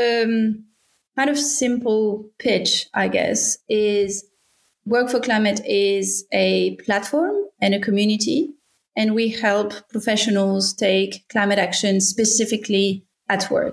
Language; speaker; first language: English; non-native, fluent; French